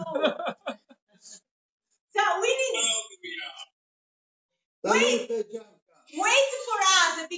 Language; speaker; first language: English; non-native, fluent; Italian